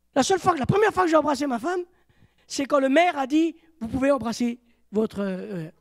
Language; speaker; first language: French; native; French